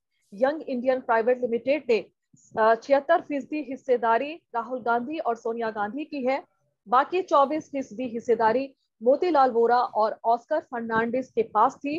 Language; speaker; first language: Hindi; native; Hindi